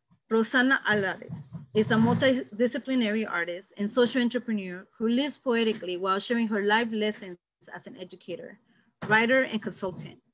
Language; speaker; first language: English; native; English